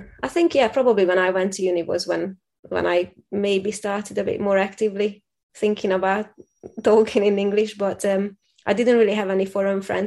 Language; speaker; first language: English; non-native, fluent; Hungarian